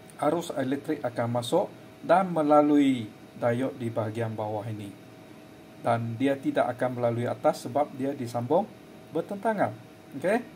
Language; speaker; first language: Malay; non-native, local second language; Chinese